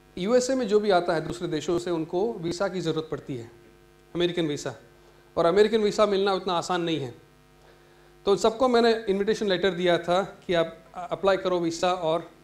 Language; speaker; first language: Hindi; non-native, local second language; Malayalam